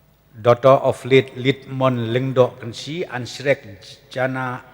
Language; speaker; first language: English; non-native, local second language; Khasi